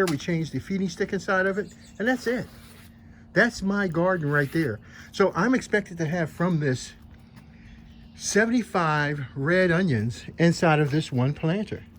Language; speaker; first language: English; native; English